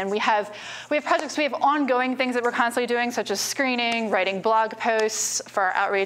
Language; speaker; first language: English; native; English